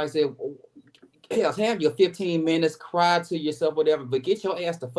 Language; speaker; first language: English; native; English